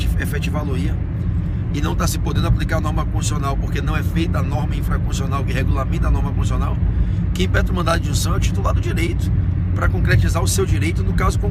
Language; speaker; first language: Portuguese; native; Portuguese